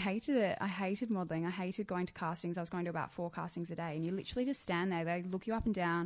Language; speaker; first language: English; native; English